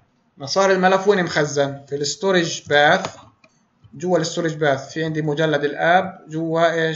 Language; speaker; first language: Arabic; native; Arabic